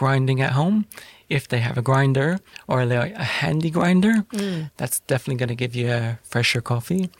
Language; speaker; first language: English; native; English